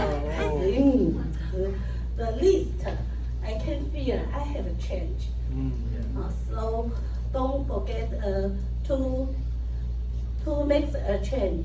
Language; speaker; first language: English; non-native, learner; Chinese